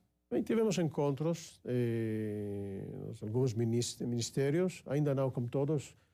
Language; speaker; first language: Portuguese; non-native, fluent; Hebrew